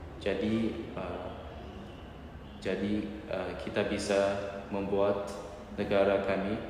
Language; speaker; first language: Indonesian; non-native, learner; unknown